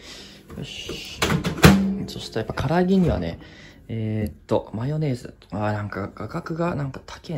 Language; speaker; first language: Japanese; native; Japanese